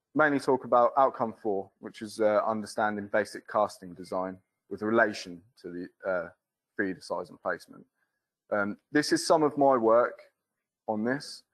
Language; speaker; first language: English; native; English